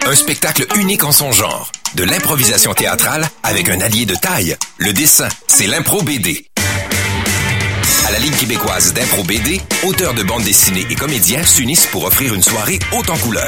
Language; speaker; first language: French; native; French